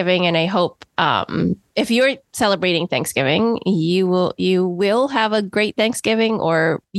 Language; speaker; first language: English; non-native, local second language; Filipino